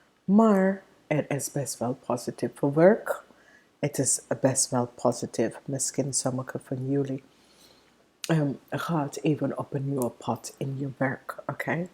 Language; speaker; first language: Dutch; non-native, fluent; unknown